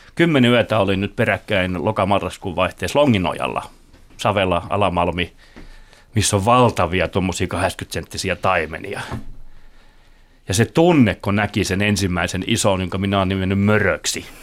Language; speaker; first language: Finnish; native; Finnish